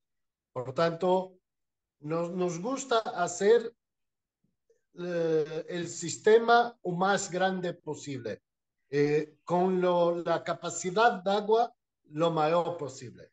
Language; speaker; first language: Spanish; non-native, fluent; Portuguese